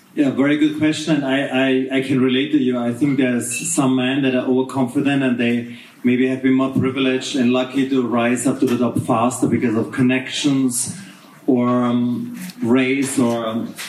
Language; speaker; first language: English; non-native, fluent; German